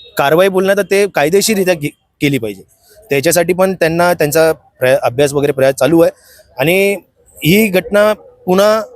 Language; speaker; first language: Marathi; native; Marathi